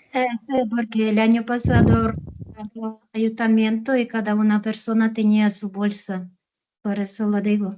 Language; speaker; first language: Spanish; non-native, fluent; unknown